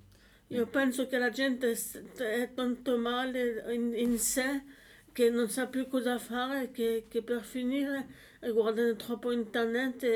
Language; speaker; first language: Italian; non-native, learner; French